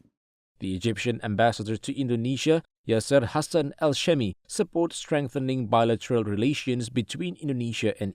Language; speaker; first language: English; non-native, fluent; Indonesian